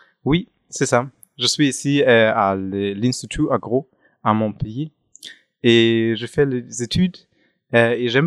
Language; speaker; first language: French; non-native, fluent; German